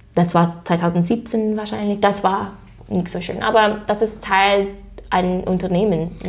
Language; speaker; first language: German; non-native, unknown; English